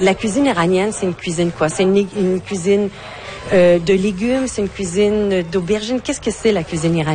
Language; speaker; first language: French; native; French